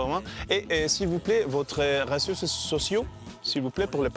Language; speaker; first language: French; non-native, learner; Spanish